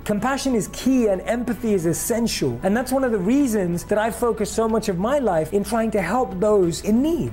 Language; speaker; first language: English; native; English